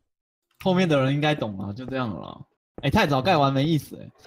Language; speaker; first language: Chinese; native; Chinese